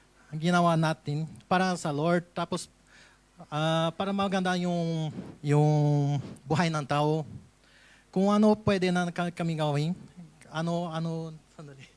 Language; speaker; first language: Filipino; non-native, learner; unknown